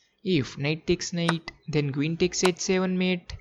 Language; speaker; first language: English; non-native, fluent; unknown